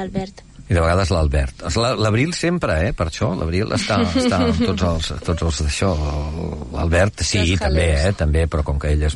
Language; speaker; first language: Catalan; native; Catalan